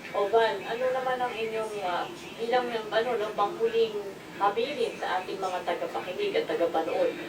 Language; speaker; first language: Filipino; native; Filipino